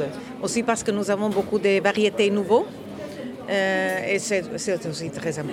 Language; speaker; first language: French; non-native, fluent; Dutch